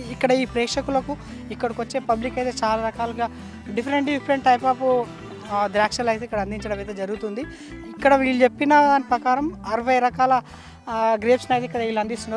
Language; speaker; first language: Telugu; native; Telugu